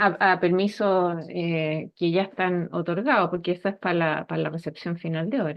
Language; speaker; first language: Spanish; native; Spanish